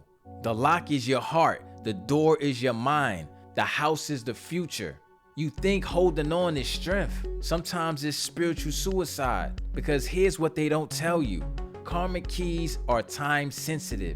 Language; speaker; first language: English; native; English